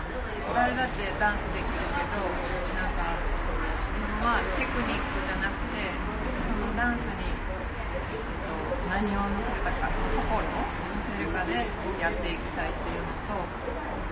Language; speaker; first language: Japanese; native; Japanese